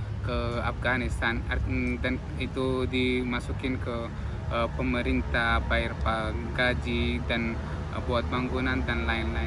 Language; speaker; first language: Indonesian; non-native, fluent; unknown